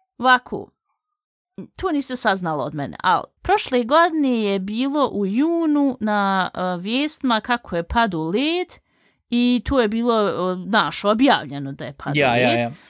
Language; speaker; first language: Bosnian; early bilingual, heritage; Bosnian